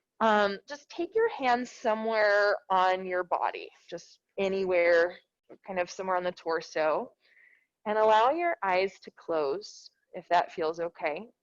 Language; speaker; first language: English; native; English